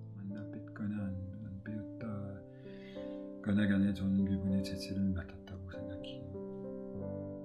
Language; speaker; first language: Korean; non-native, fluent; French